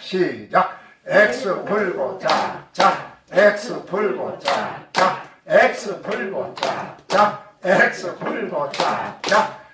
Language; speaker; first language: Korean; native; Korean